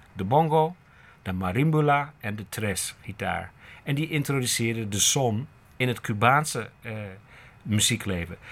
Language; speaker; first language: Dutch; non-native, fluent; English